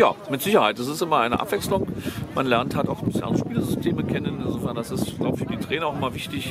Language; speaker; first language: German; native; German